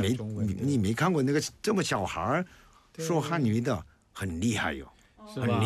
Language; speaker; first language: Chinese; non-native, fluent; Korean